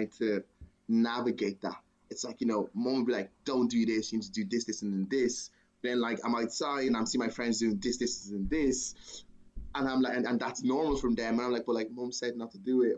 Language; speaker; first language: English; native; English